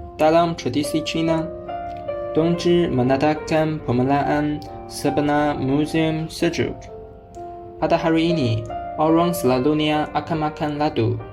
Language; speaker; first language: Malay; non-native, learner; Chinese